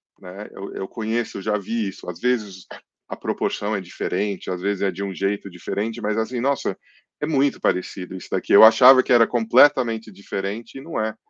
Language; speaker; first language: Portuguese; early bilingual, other home language; English